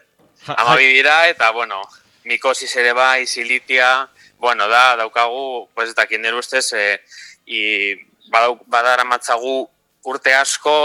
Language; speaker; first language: Basque; non-native, local second language; Spanish